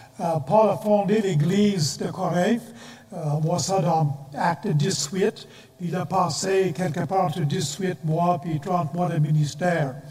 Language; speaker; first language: French; non-native, fluent; English